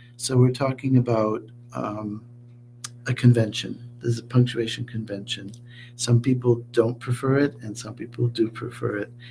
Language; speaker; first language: English; native; English